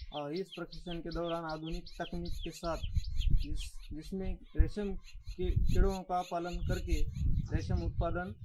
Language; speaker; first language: Hindi; non-native, local second language; Marathi